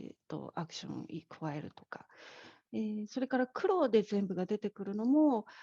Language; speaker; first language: Japanese; native; Japanese